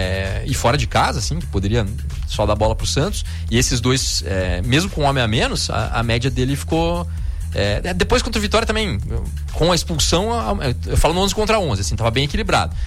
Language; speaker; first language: Portuguese; native; Portuguese